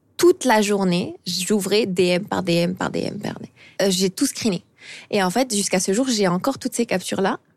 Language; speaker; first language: French; early bilingual, other home language; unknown